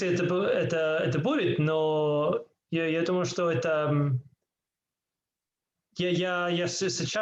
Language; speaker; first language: Russian; non-native, learner; English